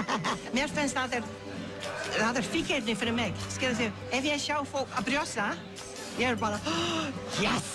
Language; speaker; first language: Icelandic; non-native, learner; English